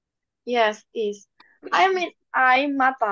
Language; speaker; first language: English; non-native, local second language; Indonesian